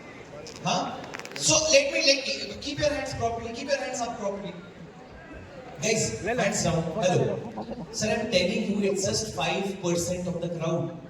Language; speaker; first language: English; non-native, local second language; Hindi